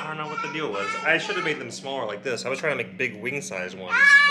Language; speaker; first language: English; native; English